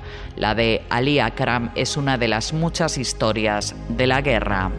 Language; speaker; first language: Spanish; native; Spanish